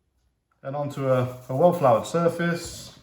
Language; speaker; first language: English; native; English